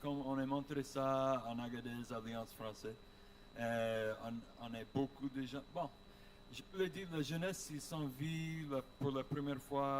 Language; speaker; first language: French; non-native, learner; English